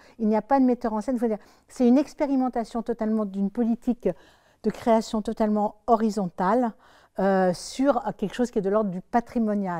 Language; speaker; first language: French; native; French